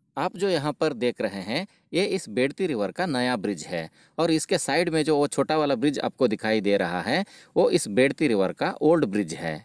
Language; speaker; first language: Hindi; non-native, local second language; Kannada